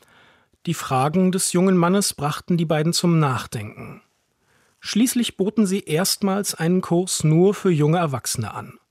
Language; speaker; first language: German; native; German